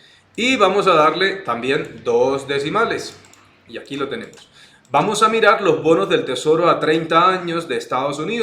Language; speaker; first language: Spanish; native; Spanish